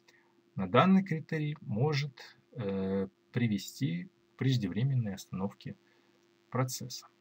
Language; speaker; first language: Russian; native; Russian